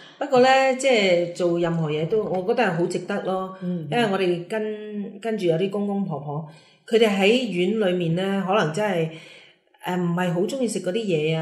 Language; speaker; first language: Cantonese; native; Cantonese